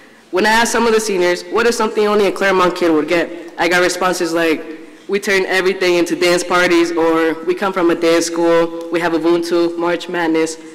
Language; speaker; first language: English; early bilingual, other home language; Spanish